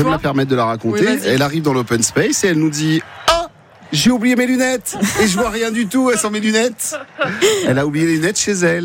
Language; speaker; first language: French; native; French